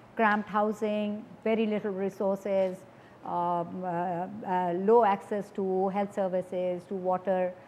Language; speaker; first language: English; non-native, local second language; Urdu